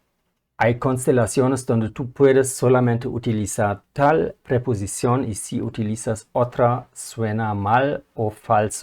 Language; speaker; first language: Spanish; non-native, fluent; German